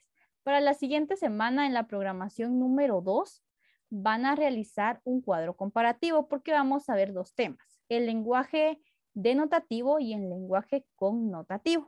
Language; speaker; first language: Spanish; native; Spanish